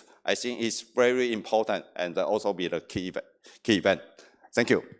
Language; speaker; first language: English; non-native, learner; Chinese